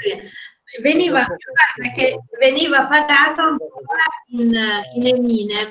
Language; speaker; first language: Italian; native; Italian